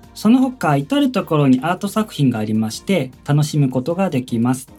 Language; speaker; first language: Japanese; native; Japanese